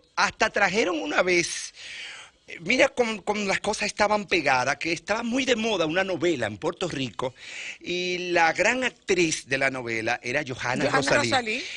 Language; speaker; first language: Spanish; native; Spanish